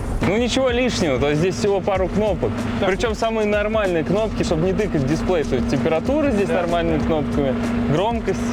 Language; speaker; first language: Russian; native; Russian